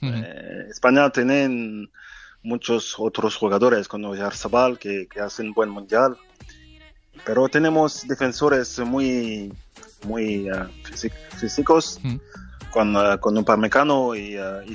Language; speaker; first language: Spanish; non-native, fluent; French